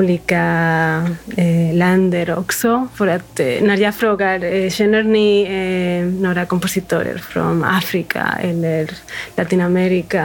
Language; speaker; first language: Swedish; non-native, fluent; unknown